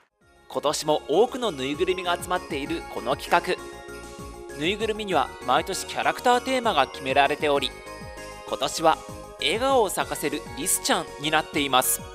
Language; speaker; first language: Japanese; native; Japanese